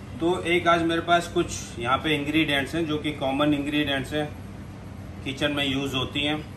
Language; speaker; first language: Hindi; native; Hindi